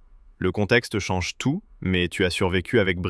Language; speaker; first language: French; native; French